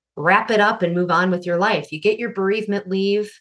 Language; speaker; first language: English; native; English